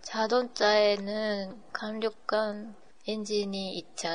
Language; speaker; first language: Korean; non-native, learner; Japanese